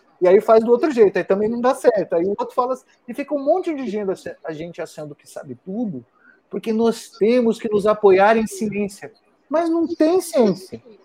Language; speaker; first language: Portuguese; native; Portuguese